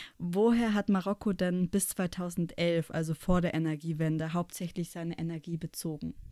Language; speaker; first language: German; native; German